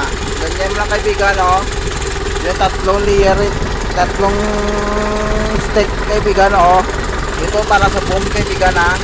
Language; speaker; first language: Filipino; non-native, local second language; Cebuano